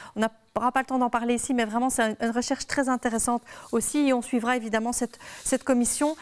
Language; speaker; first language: French; native; French